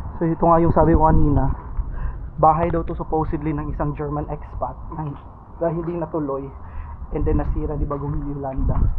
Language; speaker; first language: Filipino; non-native, local second language; Cebuano